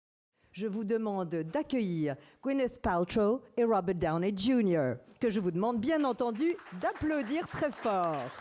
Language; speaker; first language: French; native; French